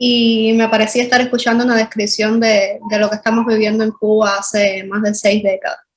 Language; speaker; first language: Spanish; native; Spanish